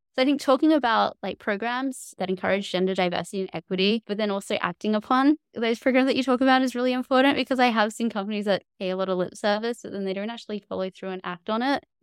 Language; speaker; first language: English; native; English